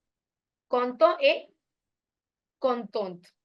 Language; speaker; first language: French; non-native, fluent; Punjabi